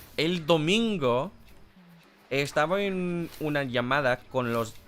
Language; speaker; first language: Spanish; non-native, learner; English